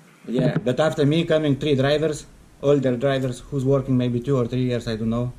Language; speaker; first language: English; non-native, learner; Russian